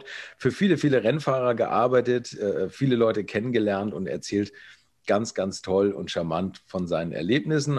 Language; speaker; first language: German; native; German